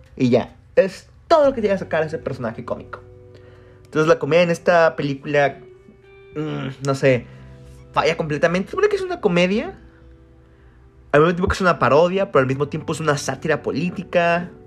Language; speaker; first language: Spanish; native; Spanish